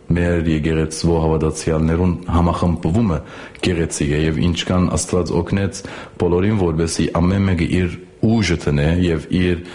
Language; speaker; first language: Armenian; native; Armenian